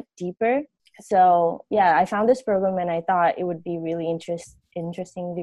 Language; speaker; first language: English; non-native, fluent; Portuguese